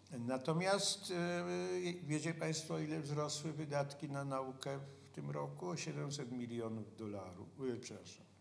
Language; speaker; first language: Polish; native; Polish